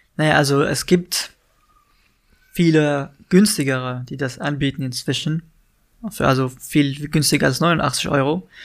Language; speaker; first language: German; non-native, fluent; Arabic